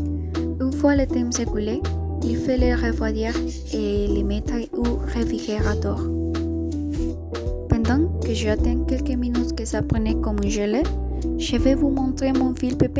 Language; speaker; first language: French; non-native, learner; Spanish